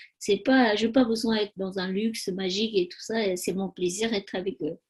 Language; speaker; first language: French; non-native, learner; Tibetan